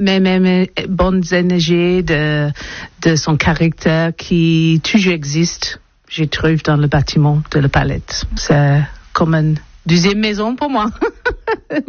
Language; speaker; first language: French; non-native, learner; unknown